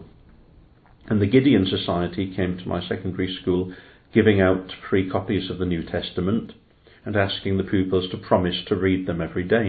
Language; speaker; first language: English; native; English